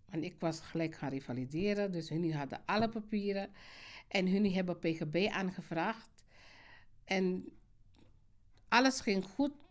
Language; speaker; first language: Dutch; non-native, fluent; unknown